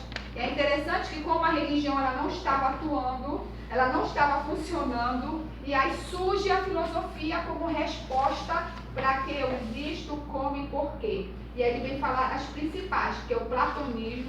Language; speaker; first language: Portuguese; native; Portuguese